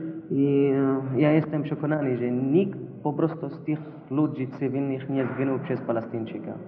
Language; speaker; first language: Polish; non-native, learner; Arabic